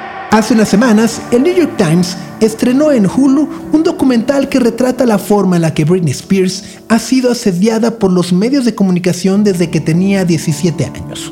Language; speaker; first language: Spanish; native; Spanish